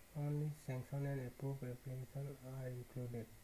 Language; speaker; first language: English; non-native, local second language; Assamese